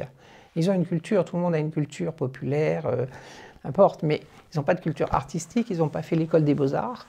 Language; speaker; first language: French; native; French